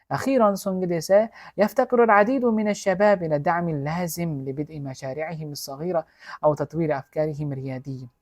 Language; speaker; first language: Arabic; non-native, fluent; Uzbek